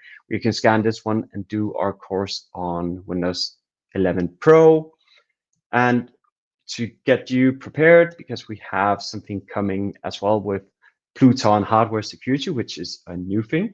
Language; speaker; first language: English; non-native, fluent; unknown